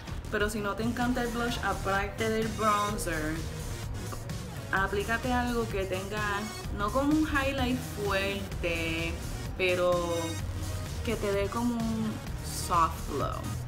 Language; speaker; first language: Spanish; early bilingual, heritage; Spanish